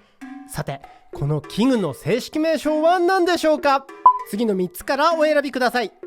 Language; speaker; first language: Japanese; native; Japanese